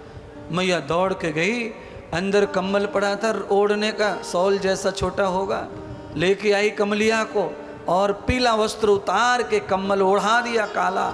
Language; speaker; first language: Hindi; native; Hindi